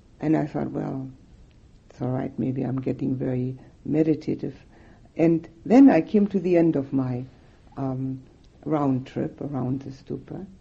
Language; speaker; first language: English; non-native, fluent; German